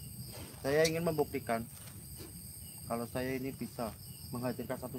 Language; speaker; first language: Indonesian; non-native, local second language; Javanese